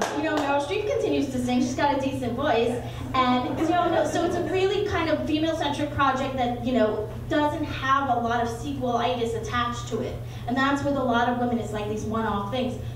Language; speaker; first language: English; native; English